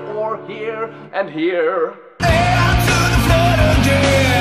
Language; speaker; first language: English; non-native, fluent; Norwegian